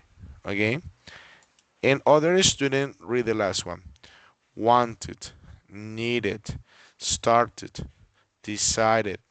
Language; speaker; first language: English; non-native, fluent; Spanish